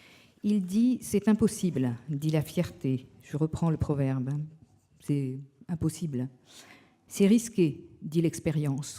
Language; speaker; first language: French; native; French